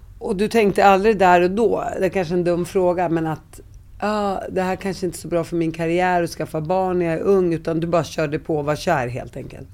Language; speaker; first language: Swedish; early bilingual, other home language; Arabic